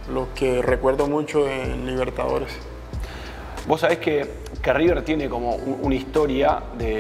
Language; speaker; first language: Spanish; native; Spanish